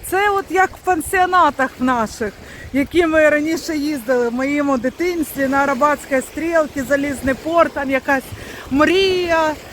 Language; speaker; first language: Ukrainian; non-native, local second language; Russian